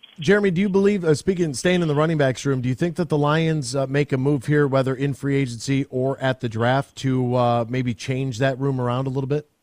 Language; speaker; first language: English; native; English